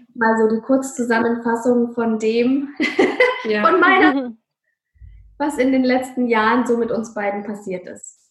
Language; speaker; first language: German; native; German